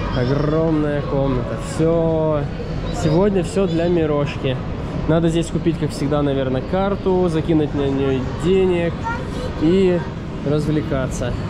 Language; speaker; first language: Russian; native; Russian